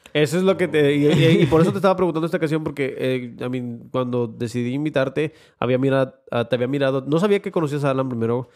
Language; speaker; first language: Spanish; early bilingual, heritage; Spanish